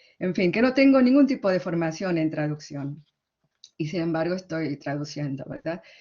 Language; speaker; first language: Spanish; early bilingual, other home language; Korean